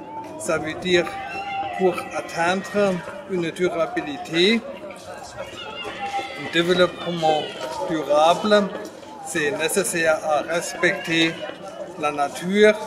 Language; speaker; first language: French; non-native, fluent; German